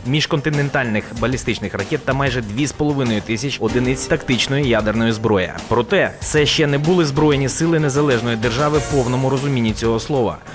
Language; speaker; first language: Ukrainian; native; Ukrainian